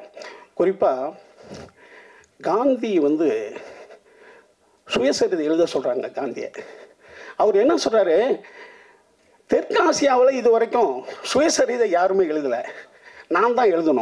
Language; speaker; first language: Tamil; native; Tamil